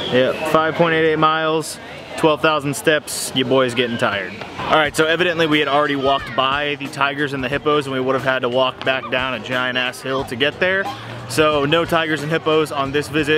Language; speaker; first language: English; native; English